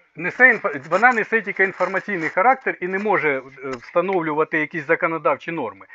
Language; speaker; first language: Ukrainian; non-native, local second language; Russian